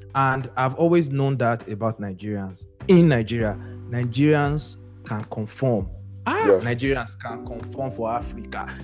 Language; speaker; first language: English; non-native, local second language; Yoruba